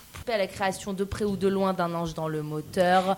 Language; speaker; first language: French; native; French